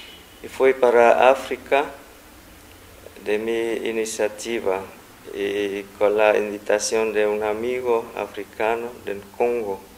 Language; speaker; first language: Spanish; non-native, fluent; Vietnamese